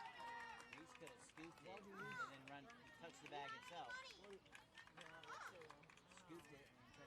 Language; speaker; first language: English; native; English